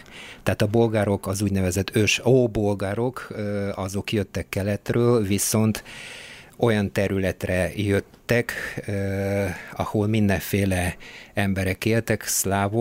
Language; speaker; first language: Hungarian; non-native, fluent; Bulgarian